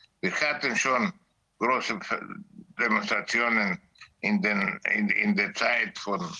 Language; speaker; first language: German; non-native, learner; Greek